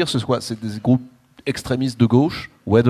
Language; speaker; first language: French; native; French